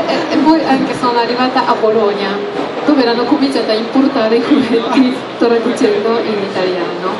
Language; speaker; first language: Italian; non-native, fluent; Japanese